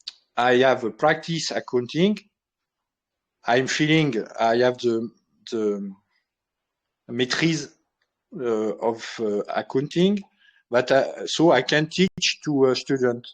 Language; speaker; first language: English; non-native, learner; French